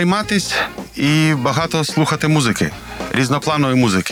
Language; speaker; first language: Ukrainian; non-native, local second language; Russian